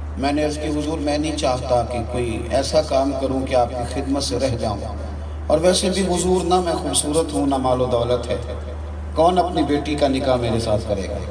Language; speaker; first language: Urdu; non-native, local second language; Punjabi